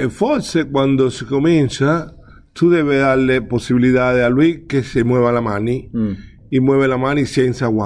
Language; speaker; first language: Italian; non-native, learner; Spanish